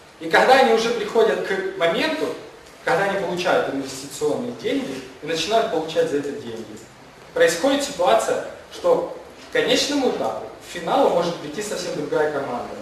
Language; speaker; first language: Russian; non-native, local second language; Ukrainian